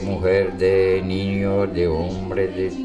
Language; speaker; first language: Spanish; non-native, learner; Romanian